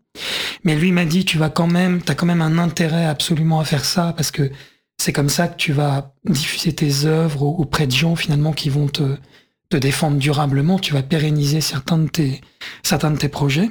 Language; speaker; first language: French; native; French